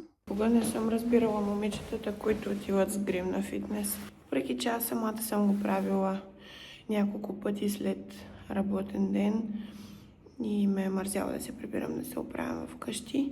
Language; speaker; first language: Bulgarian; native; Bulgarian